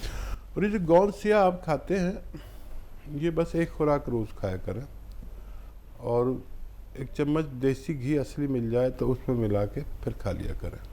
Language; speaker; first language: Hindi; native; Hindi